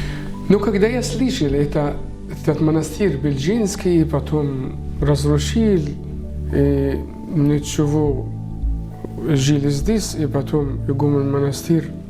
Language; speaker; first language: Russian; non-native, learner; Arabic